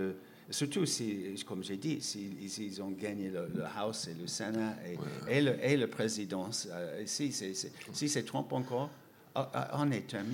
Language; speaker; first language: French; non-native, fluent; English